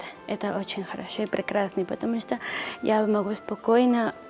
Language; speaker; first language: Russian; non-native, learner; Spanish